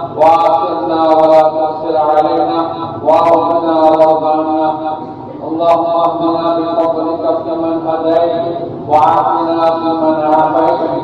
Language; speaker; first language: Arabic; non-native, fluent; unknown